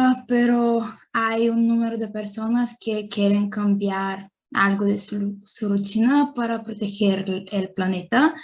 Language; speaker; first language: Spanish; non-native, fluent; Bulgarian